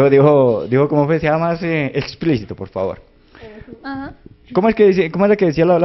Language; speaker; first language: Spanish; native; Spanish